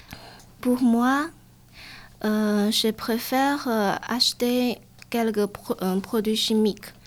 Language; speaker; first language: French; non-native, learner; Chinese